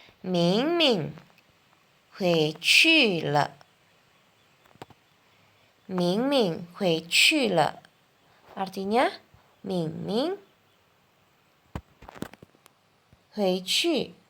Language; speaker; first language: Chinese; non-native, fluent; Indonesian